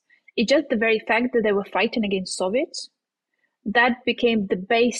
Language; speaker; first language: English; non-native, fluent; Ukrainian